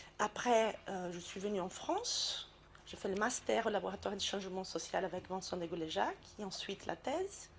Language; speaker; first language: French; non-native, fluent; Portuguese